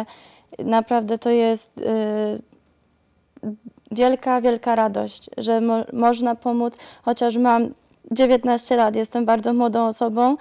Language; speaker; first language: Polish; early bilingual, heritage; Polish